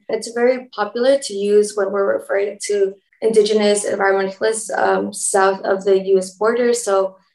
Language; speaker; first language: English; early bilingual, other home language; Spanish